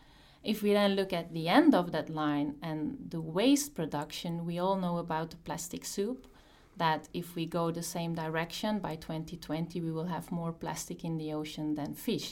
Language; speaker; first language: English; non-native, fluent; Dutch